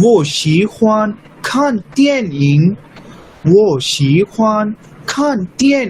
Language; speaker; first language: Chinese; non-native, fluent; Urdu